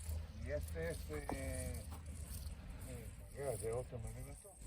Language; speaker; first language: Spanish; non-native, fluent; Hebrew